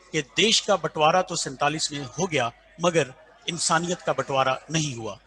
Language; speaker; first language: Hindi; non-native, local second language; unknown